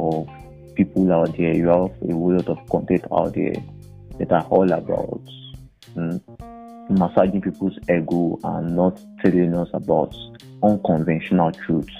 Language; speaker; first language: English; non-native, local second language; Yoruba